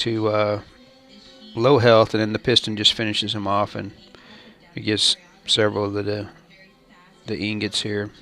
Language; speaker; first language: English; native; English